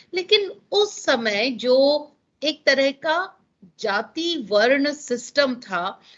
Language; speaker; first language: Hindi; non-native, local second language; Gujarati